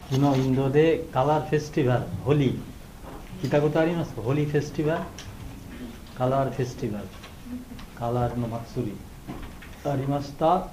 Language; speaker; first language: Japanese; non-native, fluent; Bangla